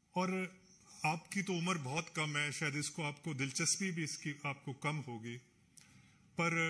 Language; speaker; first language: Hindi; non-native, local second language; Punjabi